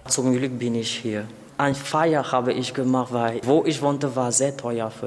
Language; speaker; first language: German; non-native, learner; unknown